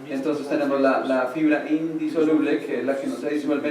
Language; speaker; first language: Spanish; native; Spanish